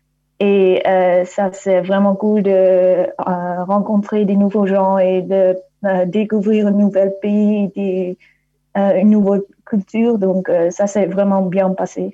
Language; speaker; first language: French; non-native, fluent; Dutch